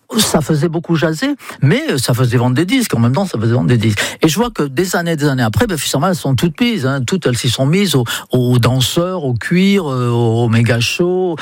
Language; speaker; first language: French; non-native, fluent; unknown